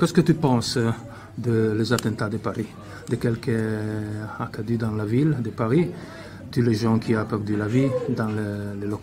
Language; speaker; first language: French; non-native, learner; Italian